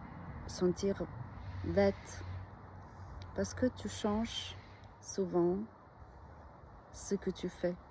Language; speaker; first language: French; non-native, fluent; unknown